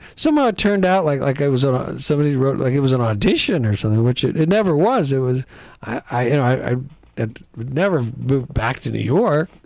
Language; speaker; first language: English; native; English